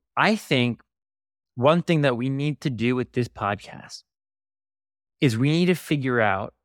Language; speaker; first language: English; native; English